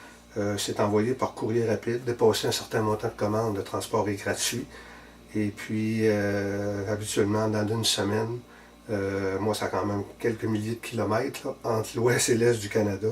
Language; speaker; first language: French; native; French